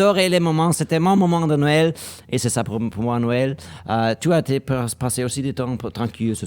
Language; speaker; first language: French; non-native, learner; German